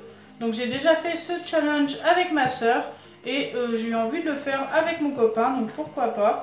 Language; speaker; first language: French; native; French